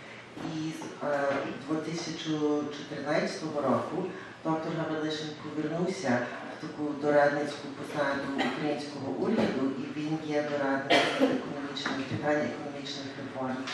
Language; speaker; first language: Ukrainian; early bilingual, heritage; Ukrainian